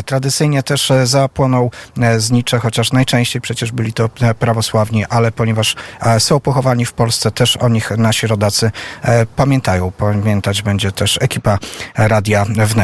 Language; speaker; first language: Polish; native; Polish